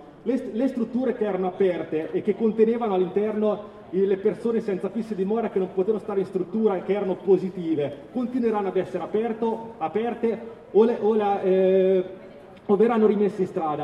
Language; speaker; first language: Italian; native; Italian